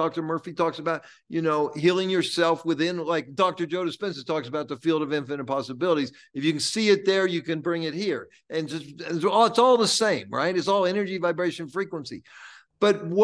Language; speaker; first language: English; native; English